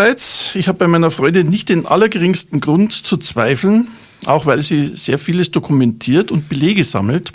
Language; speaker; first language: German; native; German